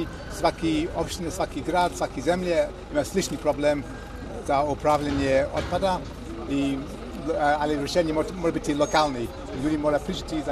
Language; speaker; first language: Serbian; non-native, learner; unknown